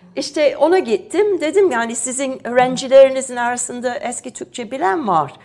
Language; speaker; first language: Turkish; non-native, fluent; English